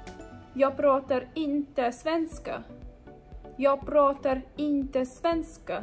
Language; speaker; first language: Swedish; non-native, learner; English